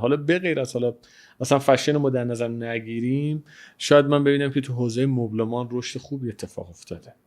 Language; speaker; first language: Persian; native; Persian